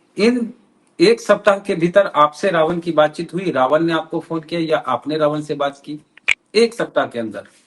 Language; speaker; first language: Hindi; native; Hindi